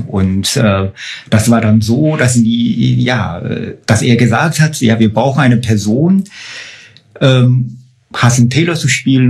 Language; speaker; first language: German; non-native, fluent; Chinese